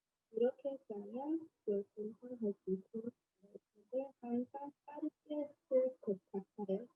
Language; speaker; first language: Korean; non-native, learner; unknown